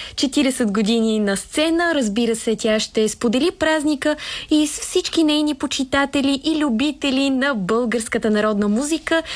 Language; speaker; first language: Bulgarian; native; Bulgarian